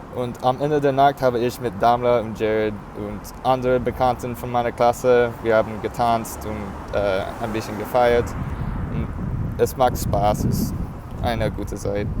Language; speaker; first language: German; non-native, learner; English